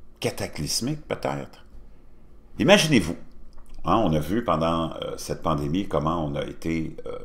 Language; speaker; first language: French; native; French